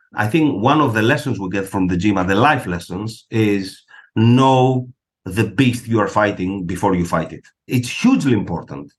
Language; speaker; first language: English; non-native, fluent; Greek